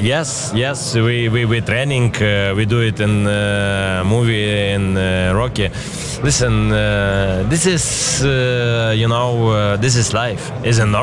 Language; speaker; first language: English; non-native, learner; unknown